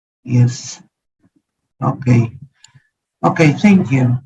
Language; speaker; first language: English; non-native, learner; Ukrainian